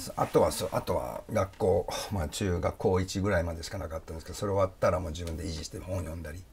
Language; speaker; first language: Japanese; early bilingual, heritage; Danish